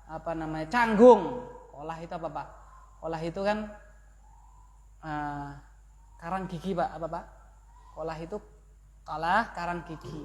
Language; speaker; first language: Indonesian; native; Indonesian